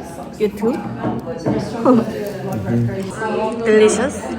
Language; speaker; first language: English; non-native, learner; Korean